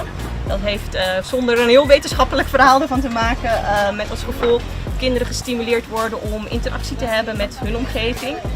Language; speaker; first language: Dutch; native; Dutch